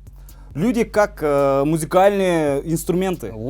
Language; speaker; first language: Russian; non-native, local second language; Kazakh